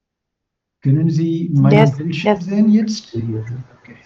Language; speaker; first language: German; non-native, fluent; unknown